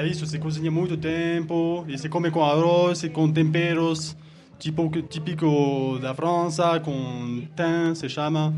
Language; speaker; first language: Spanish; non-native, learner; French